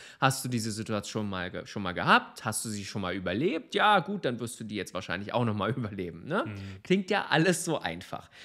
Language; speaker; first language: German; native; German